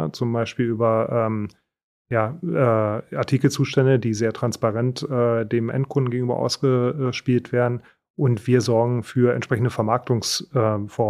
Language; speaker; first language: German; native; German